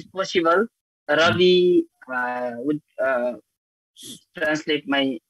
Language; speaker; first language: English; non-native, learner; Nepali